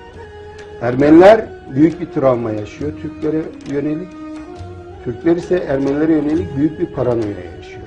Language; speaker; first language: Turkish; native; Turkish